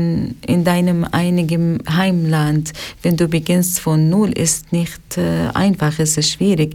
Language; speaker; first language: German; non-native, learner; Arabic